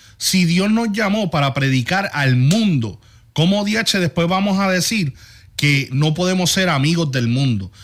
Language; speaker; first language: Spanish; early bilingual, heritage; Spanish